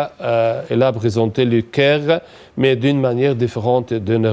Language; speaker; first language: French; non-native, fluent; Arabic